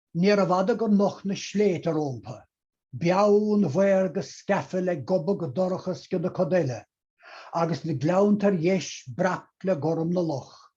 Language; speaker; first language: Irish; native; Irish